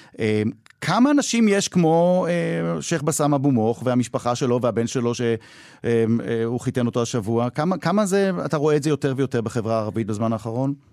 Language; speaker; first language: Hebrew; native; Hebrew